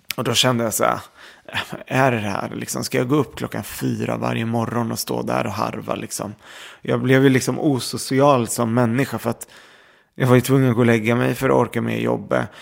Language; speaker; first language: Swedish; early bilingual, other home language; Arabic